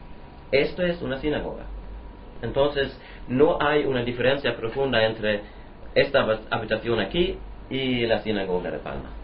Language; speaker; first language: Spanish; non-native, learner; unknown